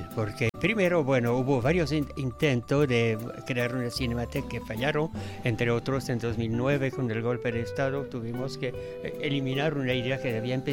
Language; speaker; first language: Spanish; non-native, fluent; French